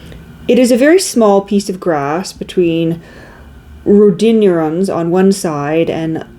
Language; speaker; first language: English; native; English